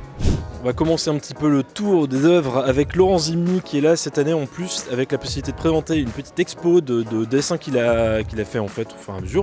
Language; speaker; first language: French; native; French